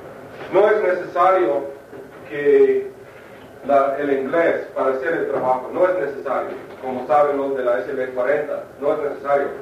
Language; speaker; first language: Spanish; non-native, fluent; English